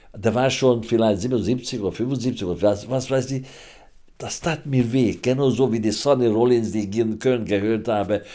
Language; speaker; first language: German; non-native, fluent; Hungarian